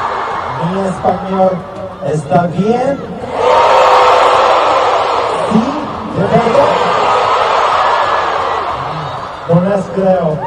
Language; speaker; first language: Spanish; non-native, learner; Korean